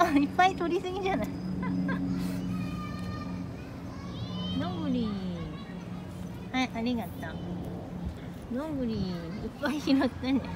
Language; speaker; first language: Japanese; native; Japanese